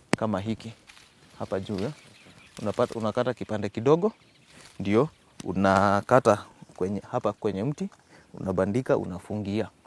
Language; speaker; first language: Swahili; non-native, local second language; Kamba